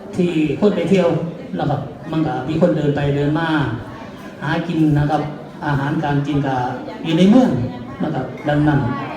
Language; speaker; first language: Thai; native; Thai